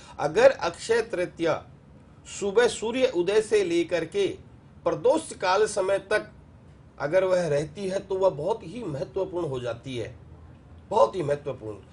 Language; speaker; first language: Hindi; native; Hindi